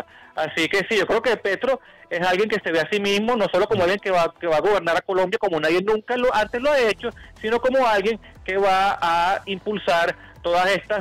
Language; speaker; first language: Spanish; native; Spanish